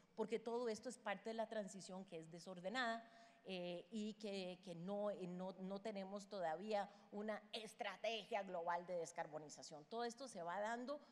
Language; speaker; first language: Spanish; native; Spanish